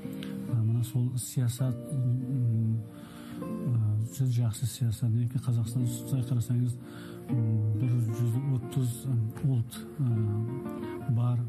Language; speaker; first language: Kazakh; non-native, learner; Tajik